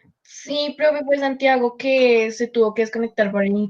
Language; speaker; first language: Spanish; native; Spanish